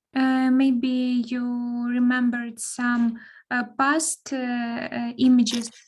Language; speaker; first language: English; non-native, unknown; Ukrainian